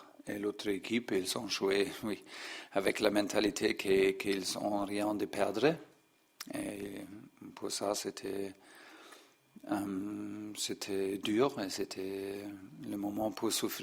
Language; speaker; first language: French; non-native, learner; German